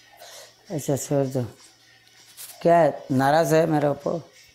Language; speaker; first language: Hindi; non-native, learner; Bangla